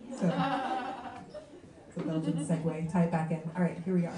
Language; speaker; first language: English; early bilingual, other home language; French